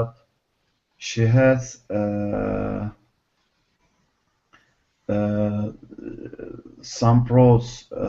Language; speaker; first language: English; non-native, learner; Turkish